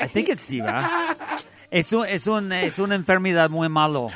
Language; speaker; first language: Spanish; non-native, learner; English